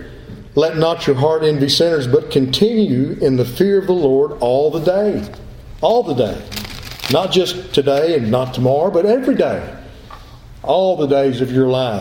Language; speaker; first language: English; native; English